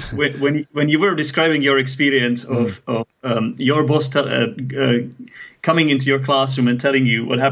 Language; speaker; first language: English; non-native, fluent; Czech